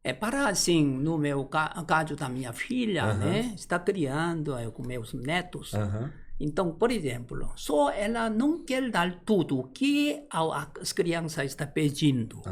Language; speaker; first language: Portuguese; non-native, learner; Korean